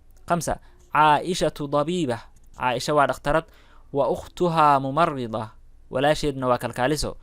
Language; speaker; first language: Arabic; non-native, local second language; Somali